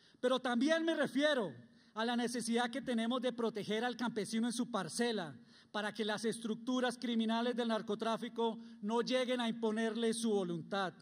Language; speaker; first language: Spanish; native; Spanish